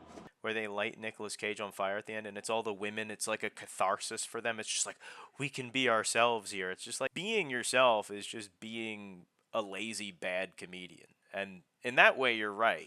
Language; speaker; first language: English; native; English